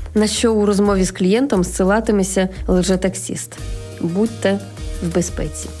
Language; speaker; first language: Ukrainian; non-native, local second language; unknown